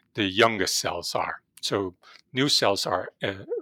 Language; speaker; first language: English; non-native, fluent; Dutch